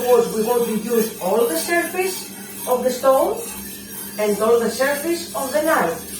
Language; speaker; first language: English; non-native, fluent; Greek